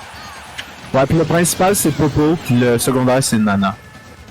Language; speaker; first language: French; native; French